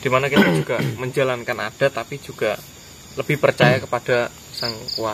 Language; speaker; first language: Indonesian; native; Indonesian